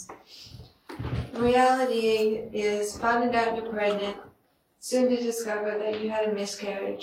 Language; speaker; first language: English; native; English